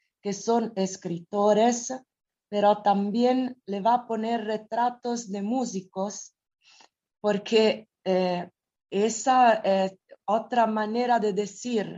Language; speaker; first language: Spanish; non-native, fluent; Italian